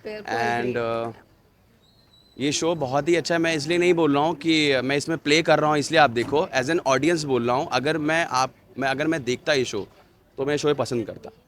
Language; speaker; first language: Hindi; native; Hindi